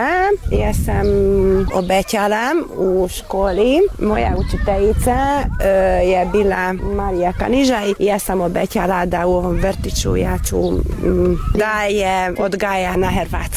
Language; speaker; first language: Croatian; non-native, local second language; Hungarian